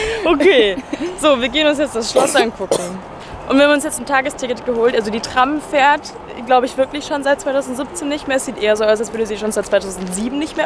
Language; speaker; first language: German; native; German